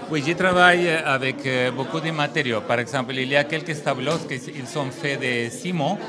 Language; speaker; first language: French; non-native, learner; Spanish